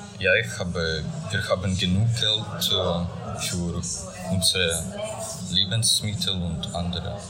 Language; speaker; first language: German; non-native, learner; Ukrainian